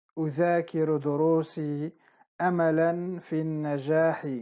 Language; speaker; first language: Arabic; non-native, fluent; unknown